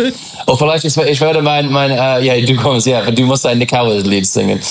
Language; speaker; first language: German; non-native, learner; English